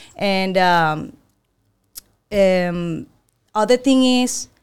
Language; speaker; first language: English; non-native, learner; Spanish